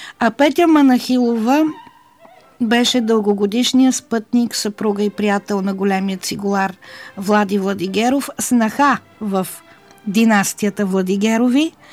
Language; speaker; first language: Bulgarian; native; Bulgarian